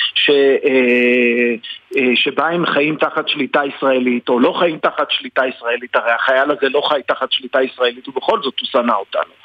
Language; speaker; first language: Hebrew; native; Hebrew